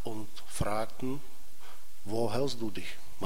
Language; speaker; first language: German; non-native, fluent; Czech